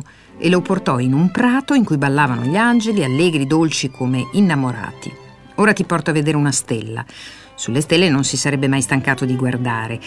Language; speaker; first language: Italian; native; Italian